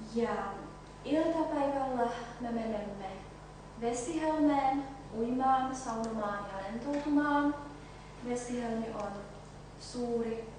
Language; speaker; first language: Finnish; non-native, learner; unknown